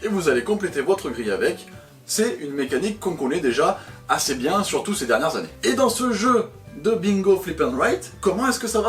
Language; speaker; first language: French; native; French